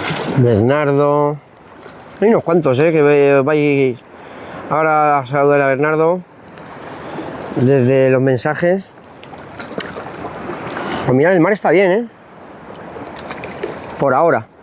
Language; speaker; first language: Spanish; native; Spanish